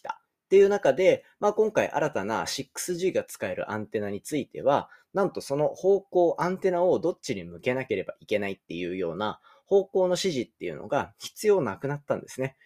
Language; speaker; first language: Japanese; native; Japanese